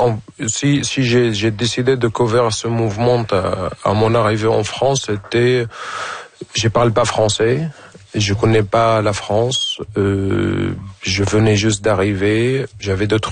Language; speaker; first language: French; non-native, fluent; Arabic